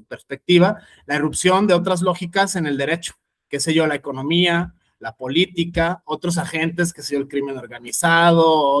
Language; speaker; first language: Spanish; native; Spanish